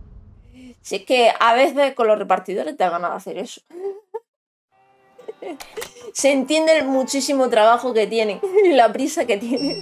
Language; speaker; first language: Spanish; native; Spanish